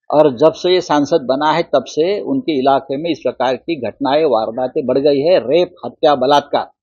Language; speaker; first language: Hindi; non-native, local second language; Marathi